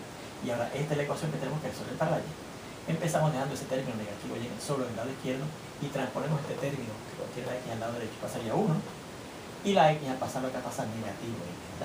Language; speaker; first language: Spanish; native; Spanish